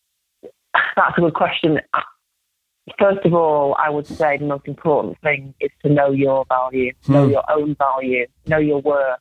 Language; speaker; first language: English; native; English